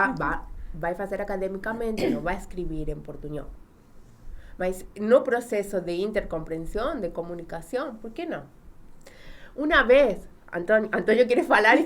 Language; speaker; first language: Portuguese; non-native, fluent; Spanish